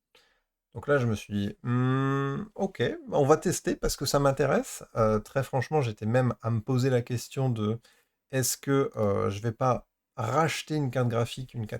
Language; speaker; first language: French; native; French